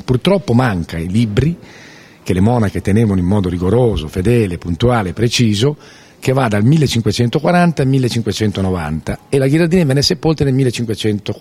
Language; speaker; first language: Italian; native; Italian